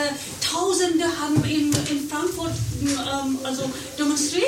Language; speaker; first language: German; non-native, learner; Persian